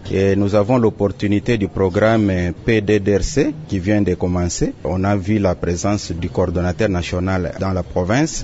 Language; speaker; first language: French; non-native, local second language; Swahili